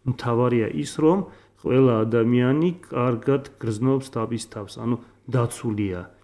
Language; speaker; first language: Georgian; non-native, local second language; Armenian